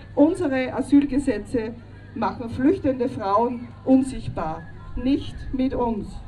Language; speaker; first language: German; native; German